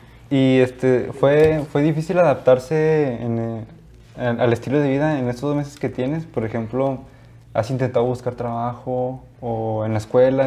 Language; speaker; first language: Spanish; native; Spanish